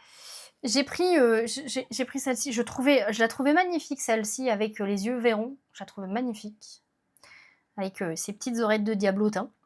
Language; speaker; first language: French; native; French